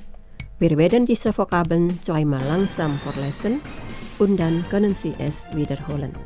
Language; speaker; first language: German; non-native, learner; Indonesian